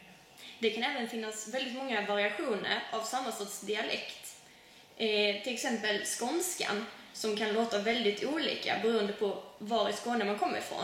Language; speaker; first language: Swedish; native; Swedish